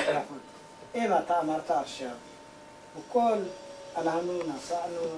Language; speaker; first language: Hebrew; non-native, learner; Amharic